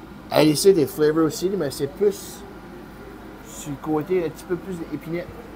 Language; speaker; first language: French; native; French